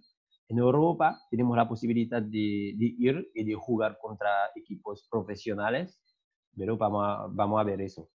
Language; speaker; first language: Spanish; non-native, learner; French